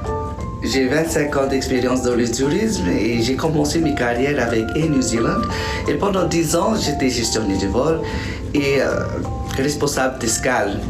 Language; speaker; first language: French; non-native, fluent; English